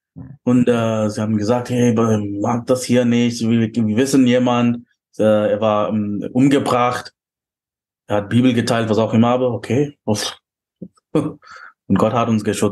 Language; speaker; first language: German; non-native, fluent; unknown